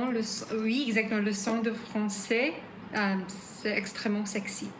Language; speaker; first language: French; non-native, learner; Korean